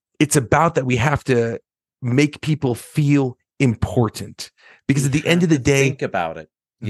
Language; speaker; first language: English; native; English